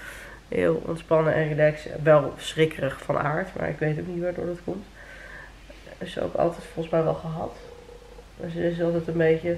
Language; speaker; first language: Dutch; native; Dutch